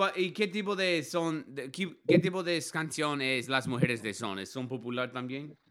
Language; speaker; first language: Spanish; non-native, learner; English